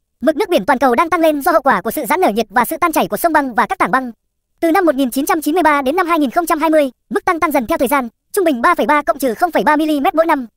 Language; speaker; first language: Vietnamese; native; Vietnamese